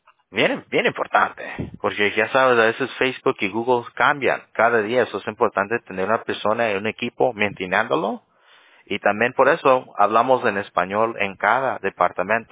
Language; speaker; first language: Spanish; early bilingual, heritage; Spanish